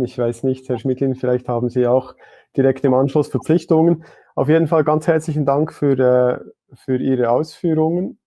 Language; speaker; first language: German; native; German